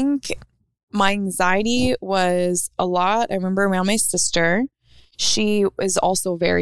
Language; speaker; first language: English; native; English